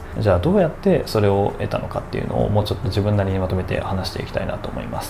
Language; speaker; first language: Japanese; native; Japanese